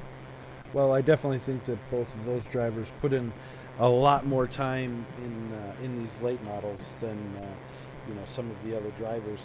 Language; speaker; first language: English; native; English